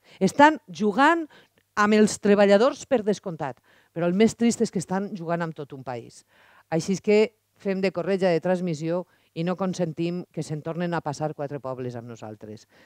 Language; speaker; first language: Catalan; native; Catalan